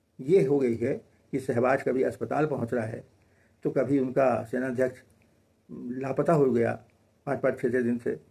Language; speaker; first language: Hindi; native; Hindi